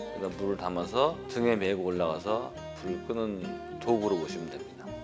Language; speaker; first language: Korean; native; Korean